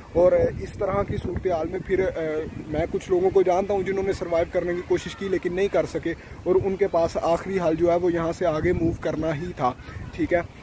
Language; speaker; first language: Urdu; non-native, local second language; Punjabi